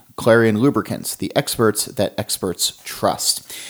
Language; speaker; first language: English; native; English